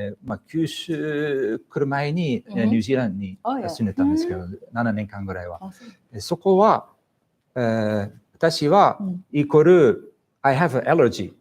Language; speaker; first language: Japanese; non-native, fluent; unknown